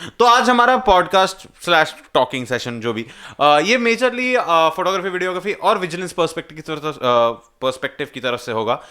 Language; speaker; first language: Hindi; native; Hindi